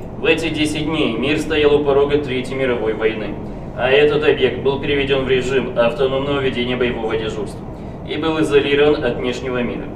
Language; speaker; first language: Russian; native; Russian